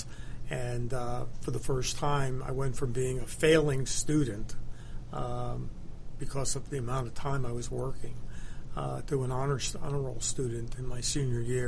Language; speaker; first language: English; native; English